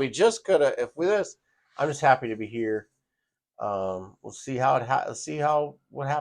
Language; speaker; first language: English; native; English